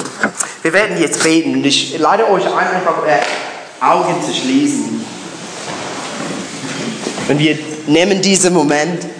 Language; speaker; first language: German; non-native, learner; English